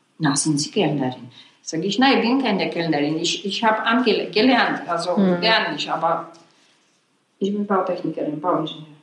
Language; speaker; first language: German; non-native, fluent; Polish